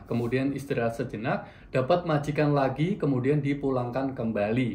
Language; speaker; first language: Indonesian; native; Indonesian